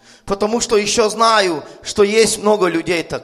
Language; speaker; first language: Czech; non-native, learner; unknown